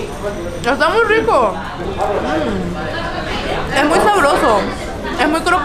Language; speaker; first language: Spanish; native; Spanish